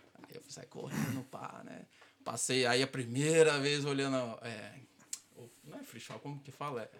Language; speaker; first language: Portuguese; native; Portuguese